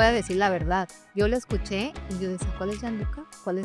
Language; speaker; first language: Spanish; native; Spanish